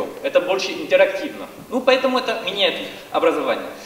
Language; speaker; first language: Russian; non-native, fluent; French